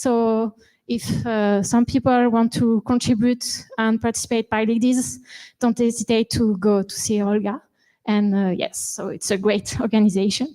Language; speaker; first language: English; non-native, learner; French